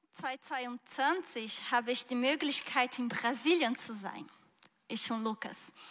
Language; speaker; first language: German; non-native, learner; Portuguese